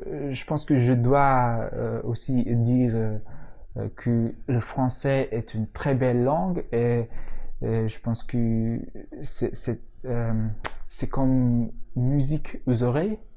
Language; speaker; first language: French; non-native, learner; Mongolian